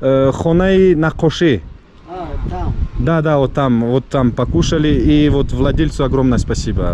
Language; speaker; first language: Russian; non-native, local second language; Tajik